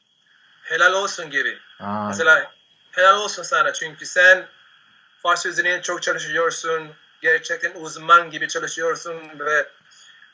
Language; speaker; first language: Turkish; non-native, learner; Spanish